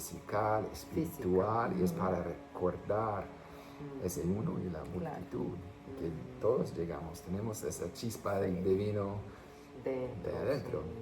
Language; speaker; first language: Spanish; non-native, fluent; English